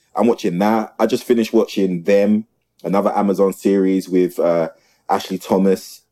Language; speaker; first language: English; native; English